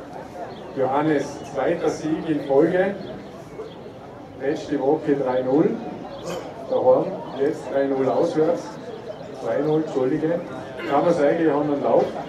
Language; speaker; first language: German; native; German